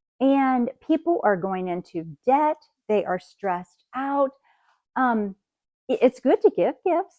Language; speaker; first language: English; native; English